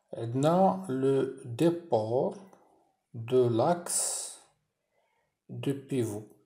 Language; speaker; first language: French; non-native, local second language; Arabic